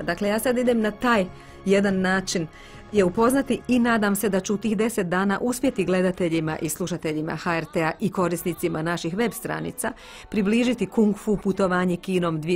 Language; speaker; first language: Bosnian; native; Bosnian